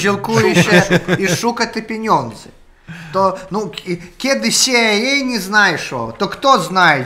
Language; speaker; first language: Polish; non-native, learner; Russian